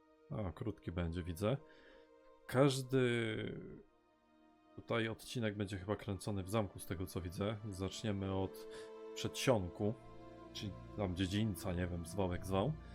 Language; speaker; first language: Polish; native; Polish